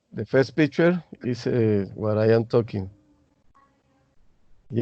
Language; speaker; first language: English; non-native, learner; Spanish